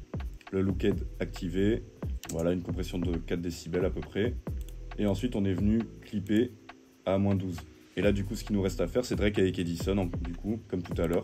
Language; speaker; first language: French; native; French